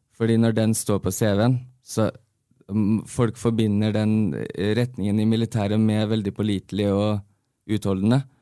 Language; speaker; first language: Norwegian; early bilingual, heritage; Norwegian